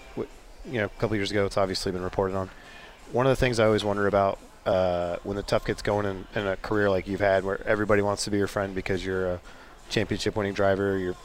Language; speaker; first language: English; native; English